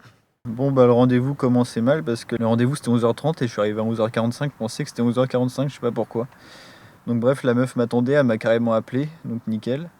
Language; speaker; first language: French; native; French